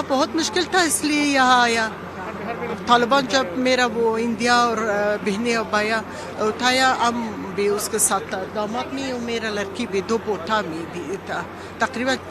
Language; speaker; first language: Hindi; non-native, learner; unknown